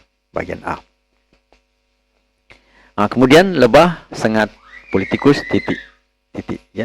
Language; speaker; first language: Indonesian; native; Indonesian